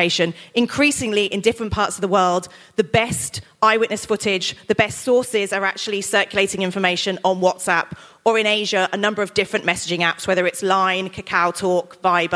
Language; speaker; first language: English; native; English